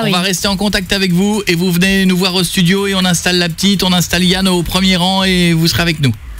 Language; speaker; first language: French; native; French